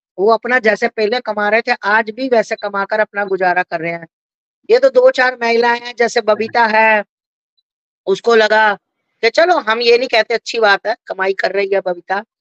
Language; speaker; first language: Hindi; native; Hindi